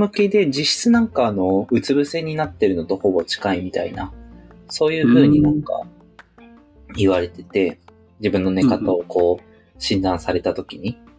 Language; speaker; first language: Japanese; native; Japanese